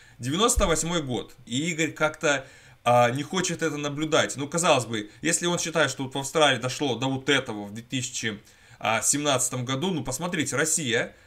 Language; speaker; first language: Russian; native; Russian